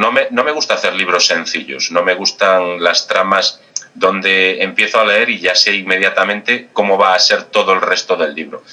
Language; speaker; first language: Spanish; native; Spanish